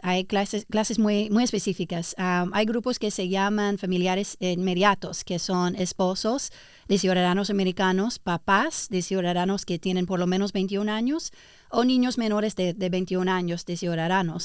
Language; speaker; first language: Spanish; early bilingual, heritage; English